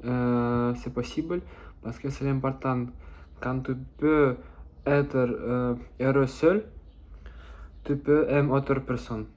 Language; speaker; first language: French; non-native, learner; Russian